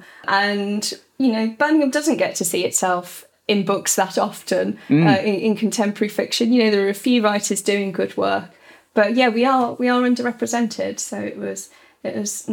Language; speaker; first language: English; native; English